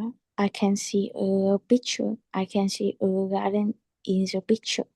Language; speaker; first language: English; non-native, learner; Chinese